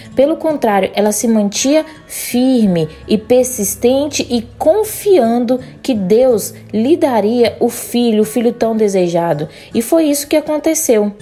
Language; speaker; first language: Portuguese; native; Portuguese